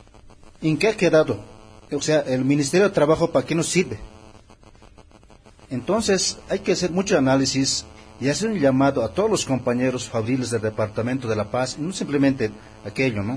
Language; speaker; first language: Spanish; native; Spanish